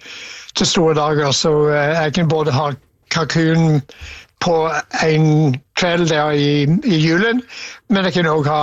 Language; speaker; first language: Norwegian; non-native, fluent; English